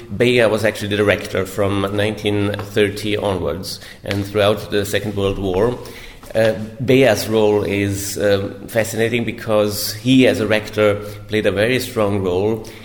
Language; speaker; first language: English; non-native, fluent; German